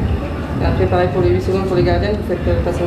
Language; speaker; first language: French; native; French